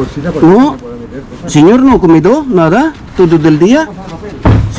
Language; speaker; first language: Spanish; non-native, learner; Filipino